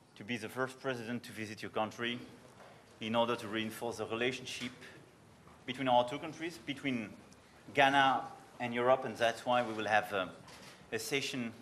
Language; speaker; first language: English; non-native, fluent; French